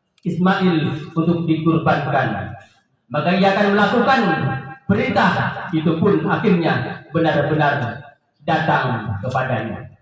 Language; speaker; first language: Indonesian; native; Indonesian